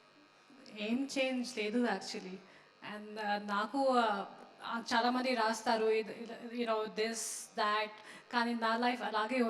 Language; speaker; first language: Telugu; non-native, local second language; Hindi